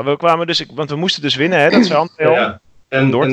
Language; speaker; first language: Dutch; native; Dutch